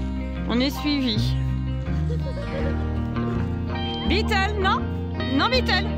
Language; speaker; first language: French; native; French